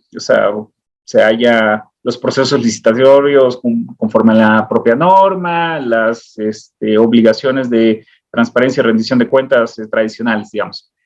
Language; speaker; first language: Spanish; native; Spanish